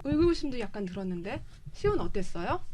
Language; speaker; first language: Korean; native; Korean